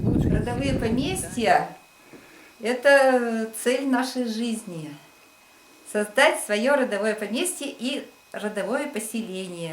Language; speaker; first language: Russian; native; Russian